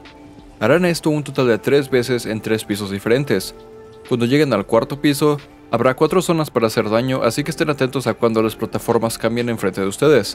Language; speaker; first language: Spanish; native; Spanish